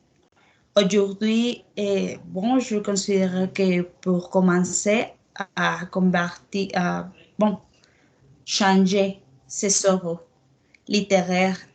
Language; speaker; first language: French; non-native, learner; Spanish